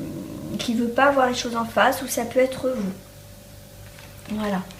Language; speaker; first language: French; native; French